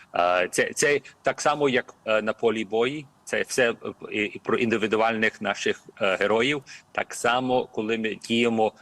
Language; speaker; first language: Ukrainian; early bilingual, heritage; Ukrainian